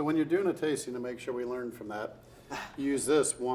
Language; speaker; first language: English; native; English